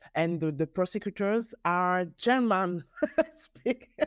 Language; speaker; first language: English; non-native, fluent; French